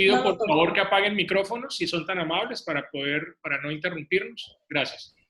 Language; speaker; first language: Spanish; native; Spanish